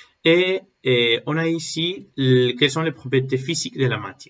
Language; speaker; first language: French; non-native, learner; Spanish